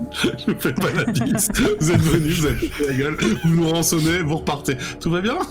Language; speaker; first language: French; native; French